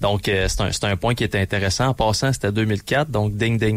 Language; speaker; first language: French; native; French